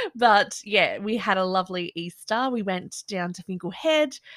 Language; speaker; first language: English; native; English